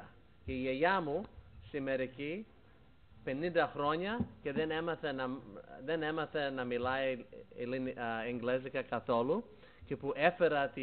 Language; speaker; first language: Greek; early bilingual, heritage; Greek